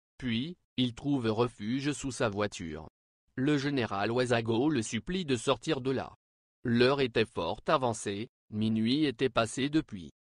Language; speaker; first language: French; non-native, local second language; Lingala